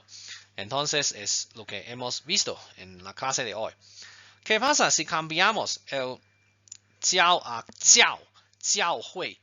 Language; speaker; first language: Spanish; non-native, fluent; Chinese